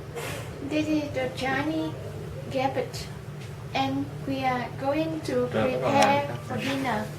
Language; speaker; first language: English; non-native, learner; Vietnamese